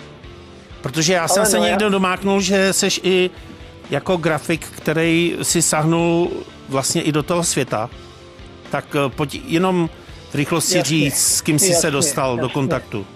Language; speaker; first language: Czech; native; Czech